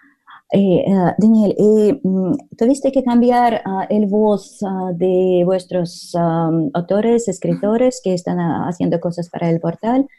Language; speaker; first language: Spanish; non-native, learner; Russian